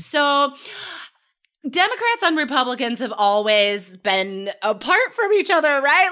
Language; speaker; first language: English; native; English